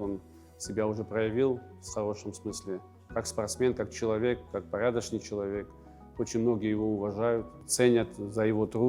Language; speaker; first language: Russian; native; Russian